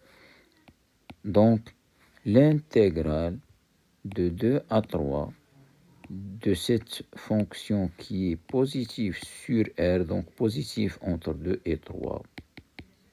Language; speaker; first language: French; non-native, local second language; Arabic